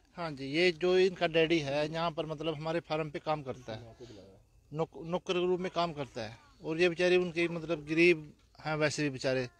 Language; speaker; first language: Hindi; native; Hindi